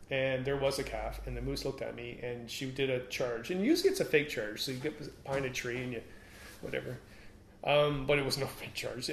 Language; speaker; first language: English; native; English